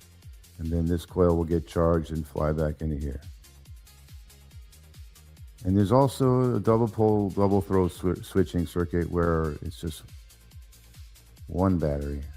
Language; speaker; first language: English; native; English